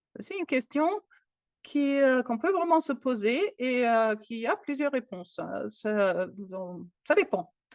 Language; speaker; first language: French; non-native, fluent; German